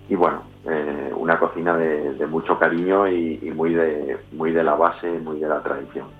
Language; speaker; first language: Spanish; native; Spanish